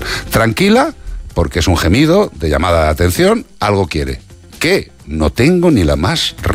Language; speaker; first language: Spanish; native; Spanish